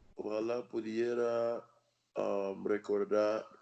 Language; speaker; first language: Spanish; non-native, learner; English